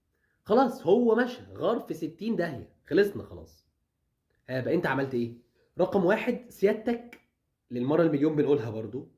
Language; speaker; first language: Arabic; native; Arabic